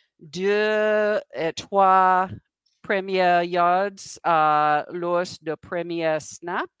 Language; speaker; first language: French; non-native, learner; English